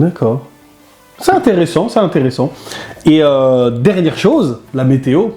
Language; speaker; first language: French; non-native, fluent; Spanish